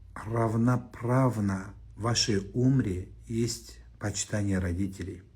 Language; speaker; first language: Russian; non-native, local second language; Kazakh